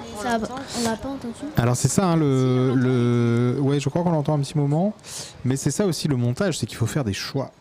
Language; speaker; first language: French; native; French